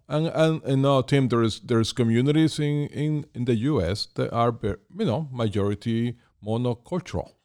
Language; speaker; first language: English; non-native, fluent; Spanish